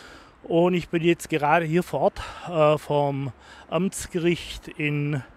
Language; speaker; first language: German; native; German